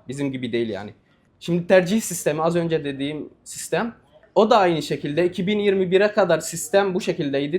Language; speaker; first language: Turkish; non-native, fluent; Arabic